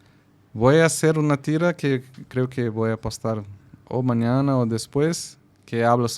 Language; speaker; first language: Spanish; non-native, fluent; Portuguese